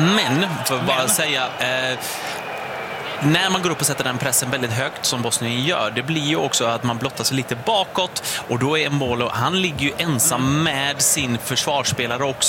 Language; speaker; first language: Swedish; native; Swedish